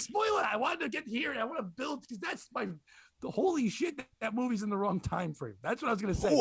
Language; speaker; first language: English; native; English